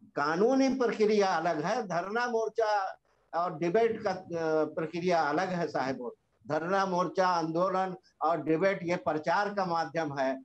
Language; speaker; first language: Hindi; native; Hindi